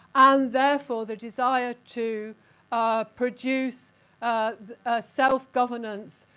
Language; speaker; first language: English; native; English